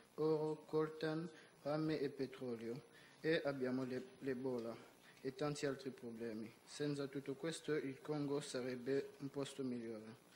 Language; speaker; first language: Italian; non-native, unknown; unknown